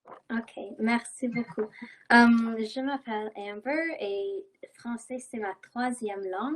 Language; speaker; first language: French; non-native, local second language; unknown